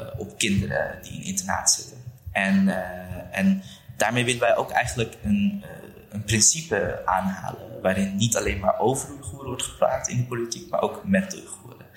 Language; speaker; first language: Dutch; early bilingual, other home language; Uyghur